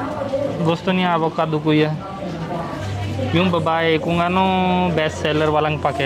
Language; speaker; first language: Filipino; non-native, learner; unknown